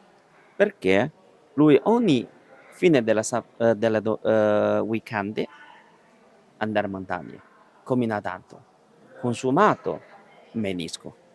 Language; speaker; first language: Italian; non-native, learner; Chinese